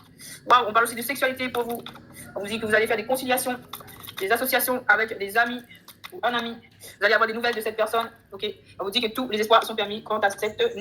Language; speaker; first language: French; native; French